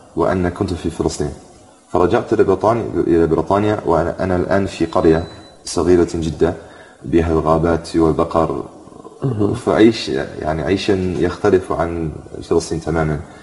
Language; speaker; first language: Arabic; non-native, fluent; English